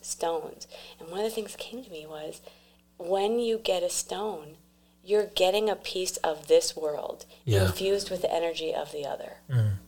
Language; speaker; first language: English; native; English